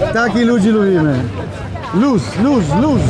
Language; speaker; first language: Polish; non-native, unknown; Italian